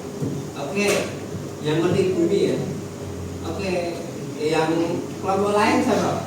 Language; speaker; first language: Indonesian; native; Indonesian